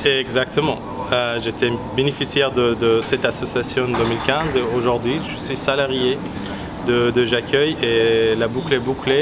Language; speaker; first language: French; non-native, fluent; Persian